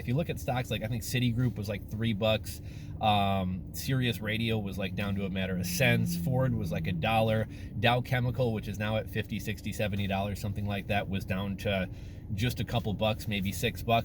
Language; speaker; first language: English; native; English